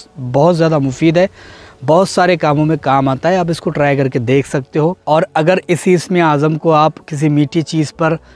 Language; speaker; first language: Hindi; native; Hindi